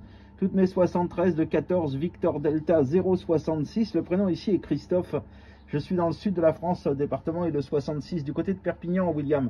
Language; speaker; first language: French; native; French